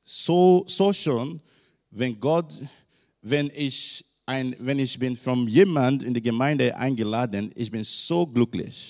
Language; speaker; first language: German; non-native, learner; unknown